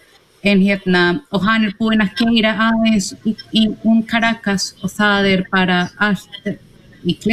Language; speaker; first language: Icelandic; non-native, fluent; Spanish